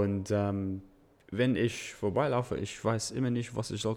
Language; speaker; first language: German; non-native, learner; English